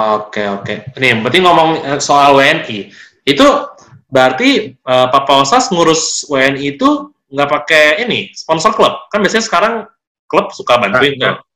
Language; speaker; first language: Indonesian; native; Indonesian